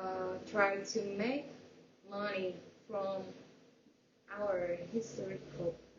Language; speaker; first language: English; non-native, learner; Vietnamese